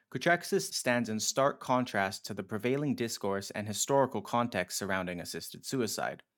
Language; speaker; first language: English; native; English